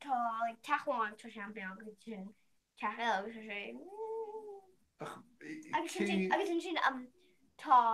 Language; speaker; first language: Irish; non-native, learner; English